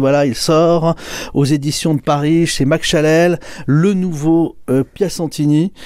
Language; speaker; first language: French; native; French